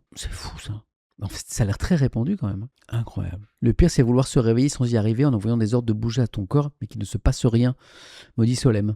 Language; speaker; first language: French; native; French